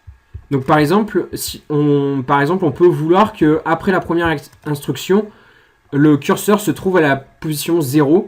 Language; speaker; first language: French; native; French